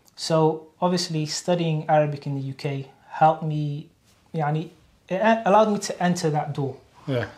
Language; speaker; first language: English; native; English